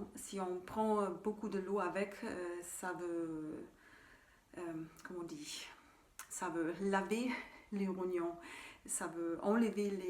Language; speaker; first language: French; non-native, fluent; German